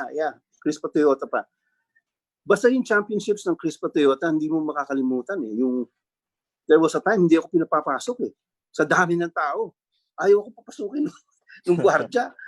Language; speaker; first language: Filipino; native; Filipino